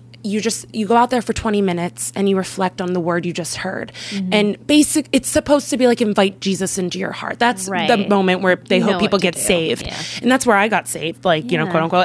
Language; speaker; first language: English; native; English